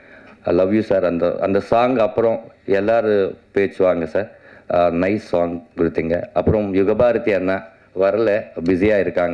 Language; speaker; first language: Tamil; non-native, learner; Telugu